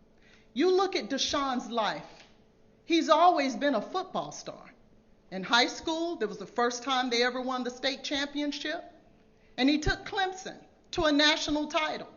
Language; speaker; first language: English; native; English